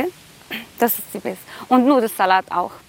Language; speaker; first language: German; non-native, learner; Arabic